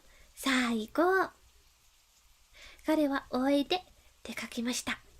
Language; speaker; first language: Japanese; non-native, learner; English